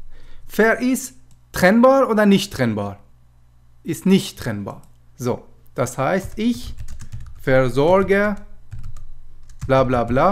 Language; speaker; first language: German; non-native, fluent; Persian